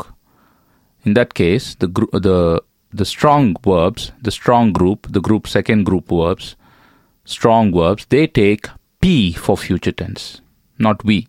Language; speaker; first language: English; non-native, local second language; Tamil